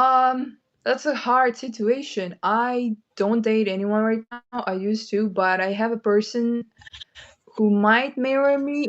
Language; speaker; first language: English; non-native, fluent; Kyrgyz